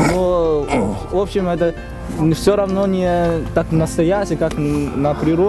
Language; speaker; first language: Russian; non-native, fluent; Chinese